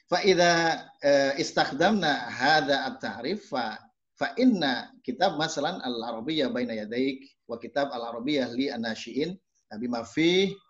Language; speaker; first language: Arabic; non-native, fluent; Indonesian